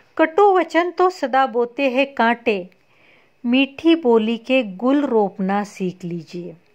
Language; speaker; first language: Hindi; non-native, local second language; Marathi